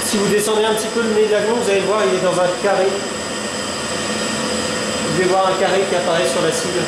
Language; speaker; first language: French; native; French